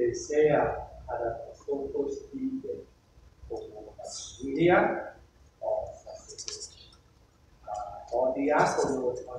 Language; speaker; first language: Spanish; non-native, learner; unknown